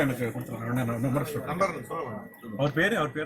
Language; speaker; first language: Tamil; native; Tamil